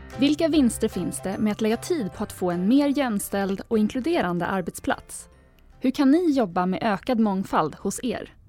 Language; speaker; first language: Swedish; native; Swedish